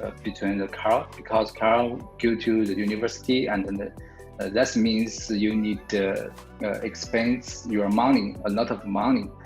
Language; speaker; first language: English; non-native, learner; Chinese